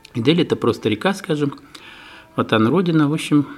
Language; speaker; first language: Russian; native; Russian